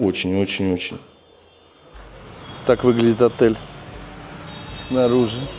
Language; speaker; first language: Russian; native; Russian